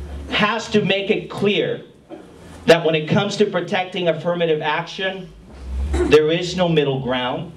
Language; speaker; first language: English; early bilingual, other home language; Spanish